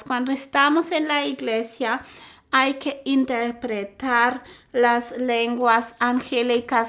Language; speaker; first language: Spanish; non-native, fluent; German